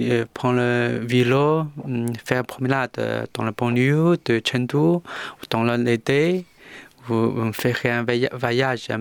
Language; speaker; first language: French; non-native, learner; Chinese